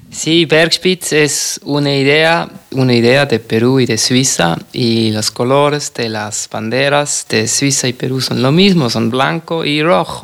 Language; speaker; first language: Spanish; non-native, fluent; German